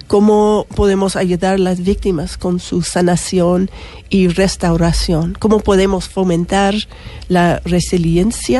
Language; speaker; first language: Spanish; non-native, learner; English